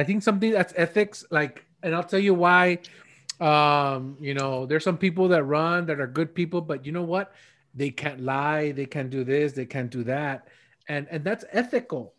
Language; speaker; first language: English; early bilingual, other home language; Spanish